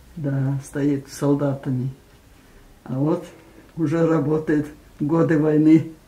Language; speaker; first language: Russian; non-native, local second language; Finnish